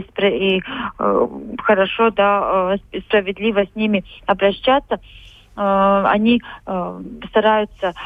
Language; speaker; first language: Russian; non-native, local second language; Latvian